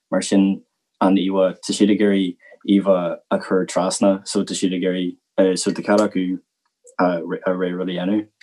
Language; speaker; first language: Irish; non-native, local second language; English